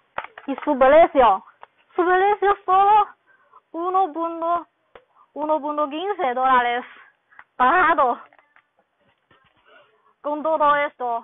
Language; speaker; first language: Spanish; non-native, learner; Chinese